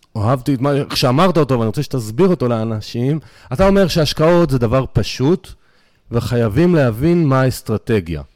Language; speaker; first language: Hebrew; native; Hebrew